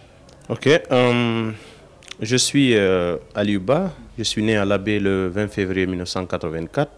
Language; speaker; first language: French; non-native, local second language; Fula